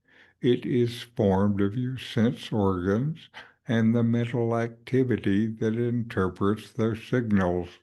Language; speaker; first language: English; native; English